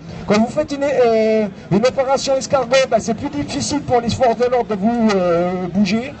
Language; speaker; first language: French; native; French